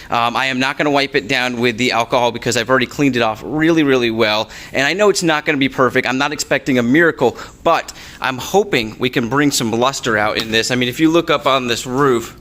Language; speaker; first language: English; native; English